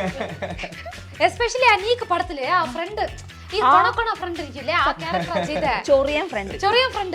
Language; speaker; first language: Malayalam; non-native, local second language; Tamil